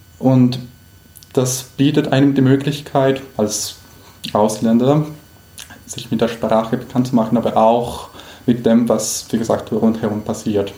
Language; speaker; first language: German; non-native, fluent; Spanish